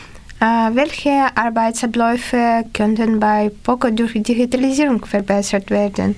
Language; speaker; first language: German; non-native, learner; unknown